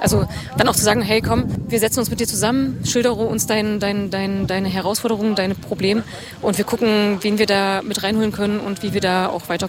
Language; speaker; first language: German; native; German